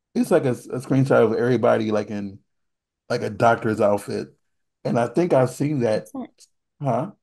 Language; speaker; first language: English; native; English